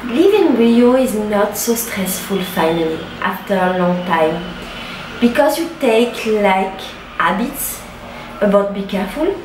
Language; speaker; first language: English; non-native, learner; French